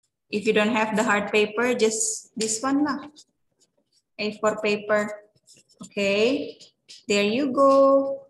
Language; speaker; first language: English; non-native, fluent; Indonesian